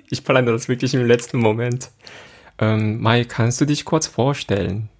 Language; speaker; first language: German; non-native, fluent; Korean